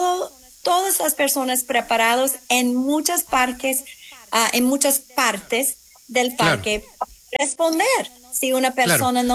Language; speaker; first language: Spanish; non-native, fluent; English